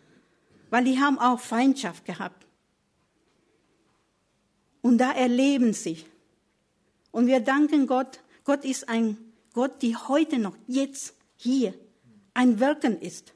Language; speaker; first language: German; non-native, learner; Spanish